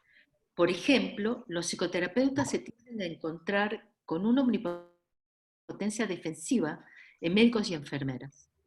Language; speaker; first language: Spanish; native; Spanish